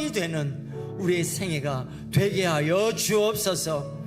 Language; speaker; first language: Korean; native; Korean